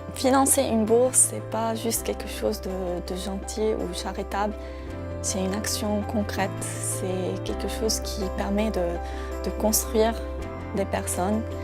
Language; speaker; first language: French; non-native, local second language; Arabic